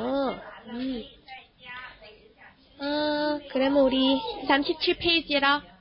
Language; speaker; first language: Korean; non-native, fluent; Chinese